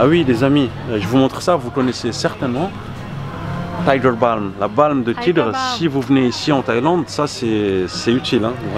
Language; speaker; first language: French; native; French